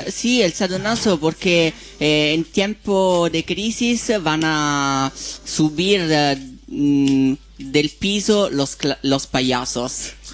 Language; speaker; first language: Spanish; non-native, fluent; Italian